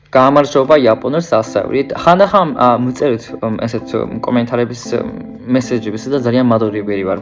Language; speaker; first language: Georgian; non-native, fluent; Japanese